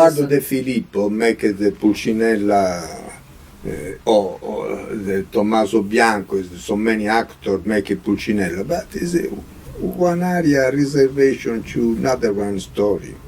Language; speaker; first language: English; non-native, learner; Italian